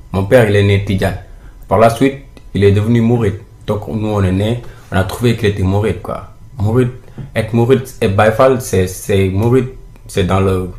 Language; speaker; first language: French; non-native, local second language; Wolof